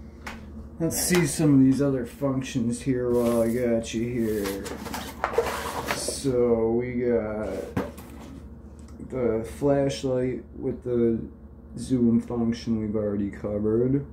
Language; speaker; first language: English; native; English